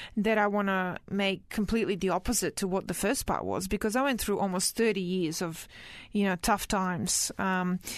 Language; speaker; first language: English; early bilingual, other home language; Croatian